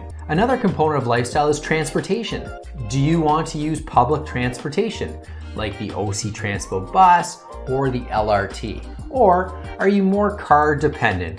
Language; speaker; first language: English; native; English